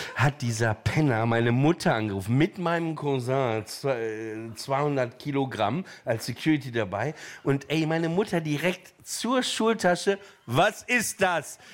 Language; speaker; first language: German; native; German